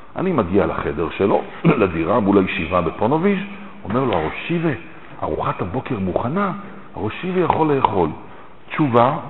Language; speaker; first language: Hebrew; native; Hebrew